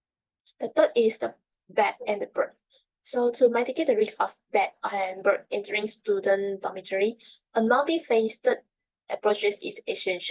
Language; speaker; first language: English; non-native, local second language; Malay